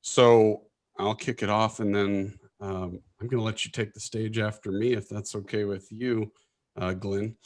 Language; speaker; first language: English; native; English